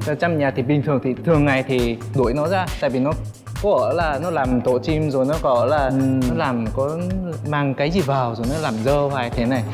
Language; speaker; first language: Vietnamese; non-native, fluent; Korean